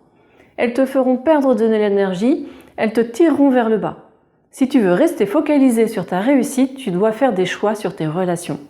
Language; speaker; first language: French; native; French